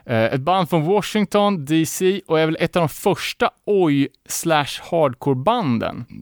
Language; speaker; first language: Swedish; native; Swedish